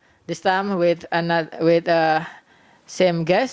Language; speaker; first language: English; non-native, learner; Indonesian